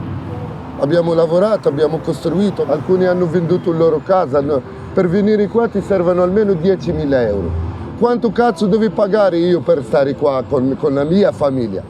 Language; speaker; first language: Italian; non-native, fluent; Arabic